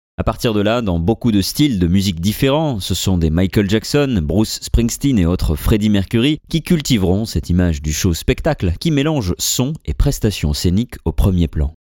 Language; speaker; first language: French; native; French